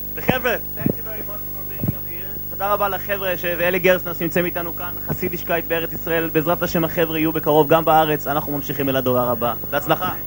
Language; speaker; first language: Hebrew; native; Hebrew